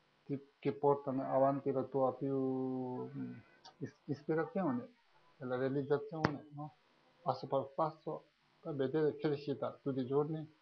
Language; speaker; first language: Italian; non-native, learner; Tibetan